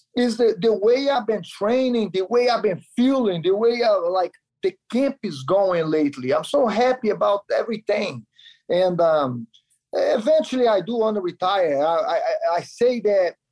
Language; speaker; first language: English; non-native, learner; Kyrgyz